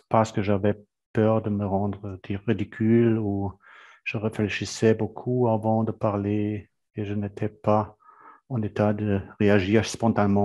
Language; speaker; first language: French; non-native, fluent; German